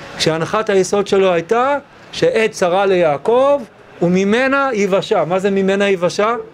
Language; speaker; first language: Hebrew; early bilingual, other home language; English